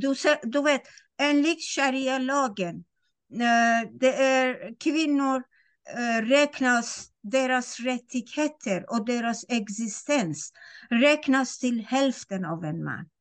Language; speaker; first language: Swedish; non-native, fluent; Persian